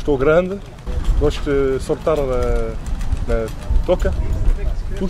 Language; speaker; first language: Portuguese; early bilingual, heritage; Portuguese